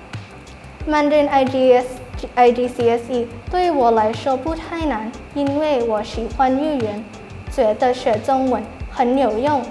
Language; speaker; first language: Chinese; non-native, learner; Thai